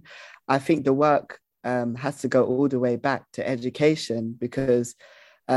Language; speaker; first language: English; native; English